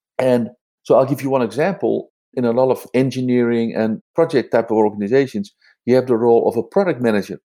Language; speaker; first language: English; non-native, fluent; Dutch